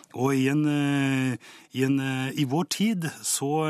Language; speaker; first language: Norwegian; native; Norwegian